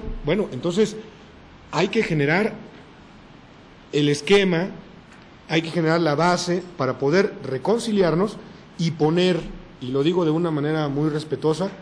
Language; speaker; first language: Spanish; native; Spanish